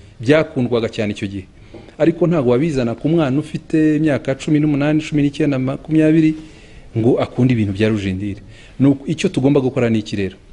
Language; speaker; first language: Kinyarwanda; early bilingual, heritage; Kinyarwanda